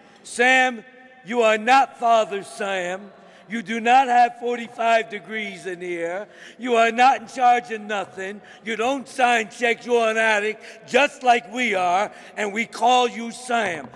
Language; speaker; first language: English; native; English